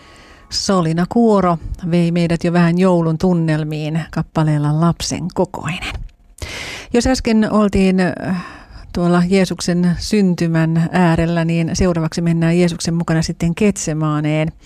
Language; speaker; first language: Finnish; native; Finnish